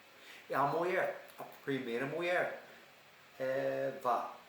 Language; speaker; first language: Portuguese; non-native, learner; English